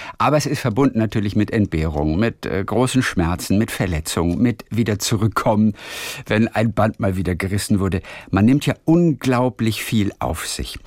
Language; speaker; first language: German; native; German